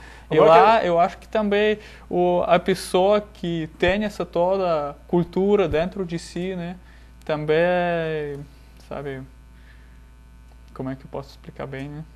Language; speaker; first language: Portuguese; non-native, fluent; Russian